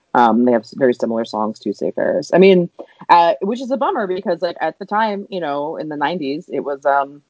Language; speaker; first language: English; native; English